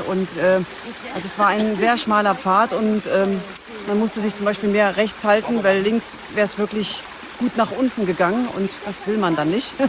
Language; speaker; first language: German; native; German